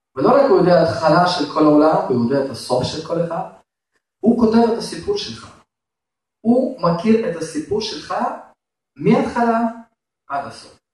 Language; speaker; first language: Hebrew; non-native, fluent; Russian